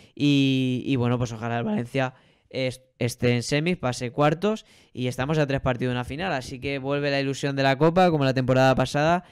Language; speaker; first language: Spanish; native; Spanish